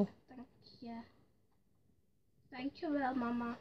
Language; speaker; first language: Dutch; early bilingual, other home language; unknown